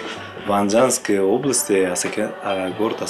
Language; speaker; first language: Russian; non-native, learner; Uzbek